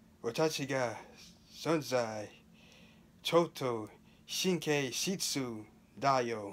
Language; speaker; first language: Japanese; non-native, learner; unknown